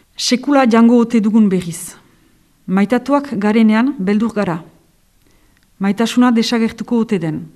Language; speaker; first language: Basque; native; Basque